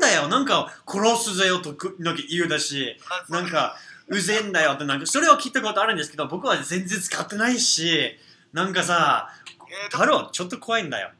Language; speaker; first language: Japanese; non-native, fluent; English